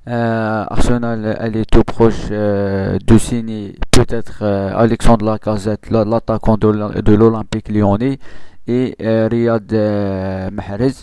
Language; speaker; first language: French; non-native, local second language; Arabic